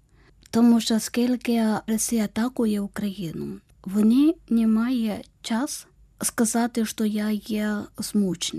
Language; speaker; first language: Ukrainian; non-native, fluent; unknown